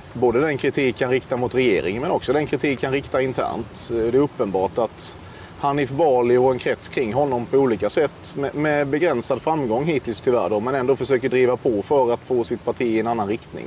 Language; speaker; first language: Swedish; native; Swedish